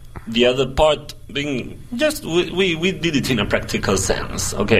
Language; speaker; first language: English; non-native, fluent; Spanish